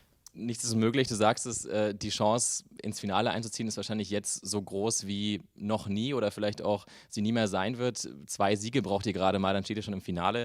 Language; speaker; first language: German; native; German